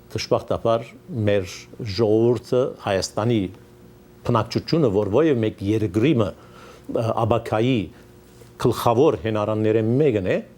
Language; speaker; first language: Armenian; early bilingual, heritage; Armenian